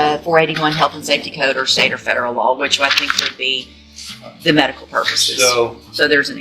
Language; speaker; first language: English; native; English